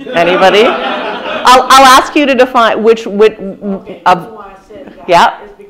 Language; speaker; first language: English; native; English